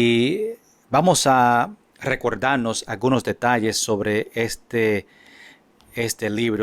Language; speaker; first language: Spanish; non-native, fluent; English